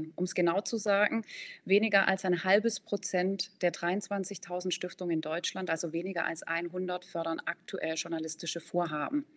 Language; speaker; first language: German; native; German